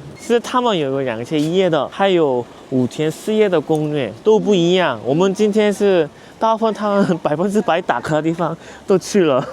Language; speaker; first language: Chinese; non-native, fluent; Korean